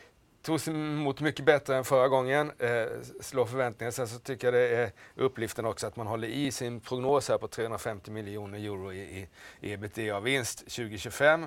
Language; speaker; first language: Swedish; native; Swedish